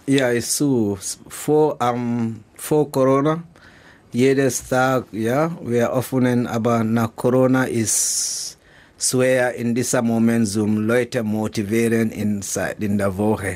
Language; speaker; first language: German; non-native, learner; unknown